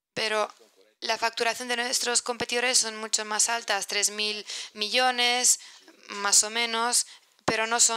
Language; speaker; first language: Spanish; non-native, fluent; Persian